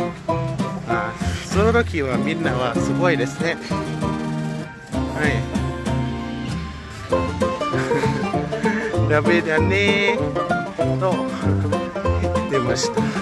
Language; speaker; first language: Japanese; non-native, learner; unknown